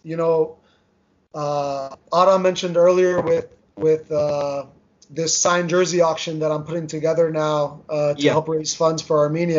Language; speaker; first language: English; early bilingual, other home language; Armenian